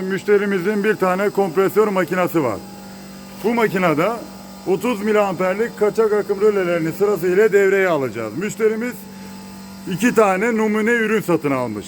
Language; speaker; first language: Turkish; native; Turkish